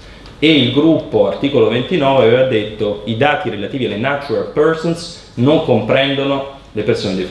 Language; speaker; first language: Italian; native; Italian